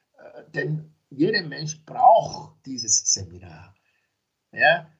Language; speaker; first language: German; non-native, fluent; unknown